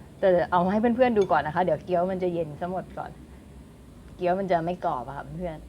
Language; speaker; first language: Thai; native; Thai